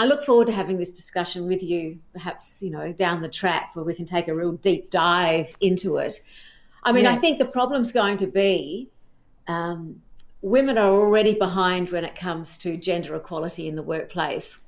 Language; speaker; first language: English; native; English